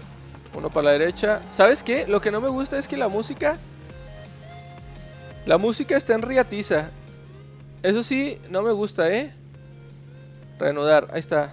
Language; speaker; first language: Spanish; native; Spanish